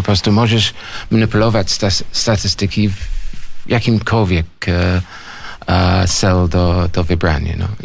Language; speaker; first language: Polish; non-native, fluent; English